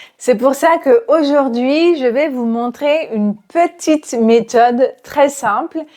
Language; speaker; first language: French; native; French